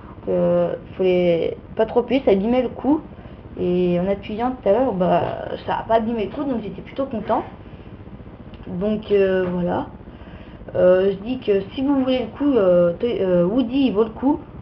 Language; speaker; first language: French; native; French